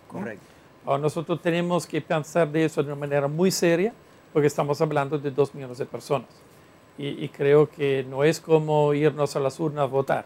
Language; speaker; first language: Spanish; non-native, fluent; Italian